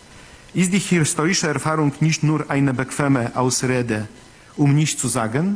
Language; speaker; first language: German; non-native, fluent; Polish